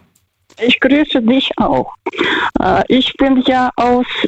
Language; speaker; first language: German; non-native, fluent; Russian